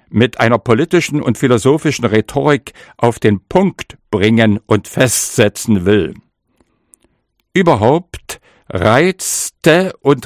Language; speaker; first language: German; non-native, local second language; Upper Sorbian